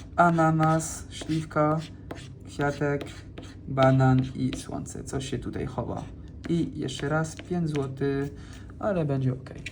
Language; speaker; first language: Polish; non-native, fluent; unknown